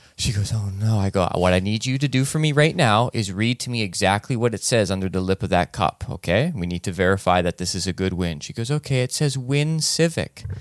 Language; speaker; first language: English; native; English